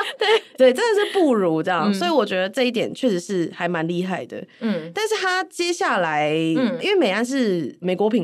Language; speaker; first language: Chinese; native; Chinese